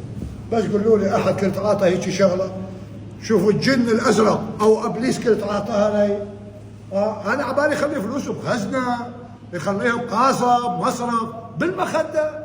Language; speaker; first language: Arabic; native; Arabic